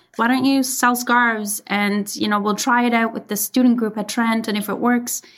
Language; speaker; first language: English; early bilingual, other home language; Persian